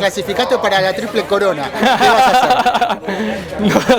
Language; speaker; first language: Spanish; native; Spanish